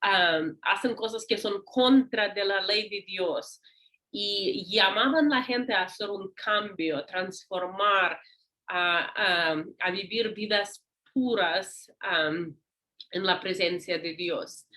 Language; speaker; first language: Spanish; non-native, learner; English